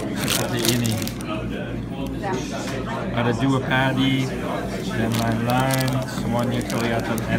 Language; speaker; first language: Indonesian; non-native, fluent; English